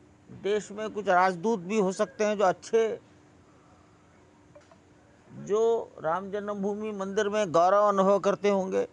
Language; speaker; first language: Hindi; native; Hindi